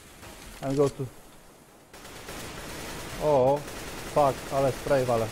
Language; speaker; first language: English; non-native, learner; Polish